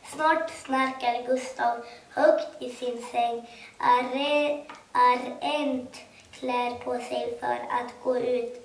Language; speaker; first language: Swedish; early bilingual, other home language; Kurdish